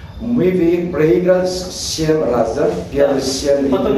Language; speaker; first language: Russian; non-native, learner; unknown